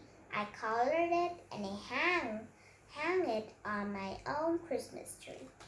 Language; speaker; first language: English; non-native, learner; Vietnamese